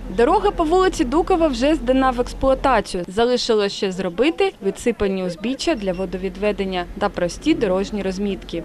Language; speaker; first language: Ukrainian; native; Ukrainian